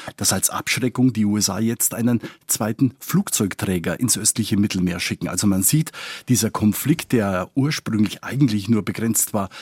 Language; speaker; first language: German; non-native, fluent; Spanish